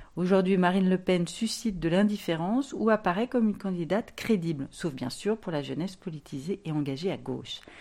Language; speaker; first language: French; native; French